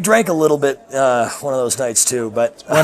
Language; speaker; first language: English; native; English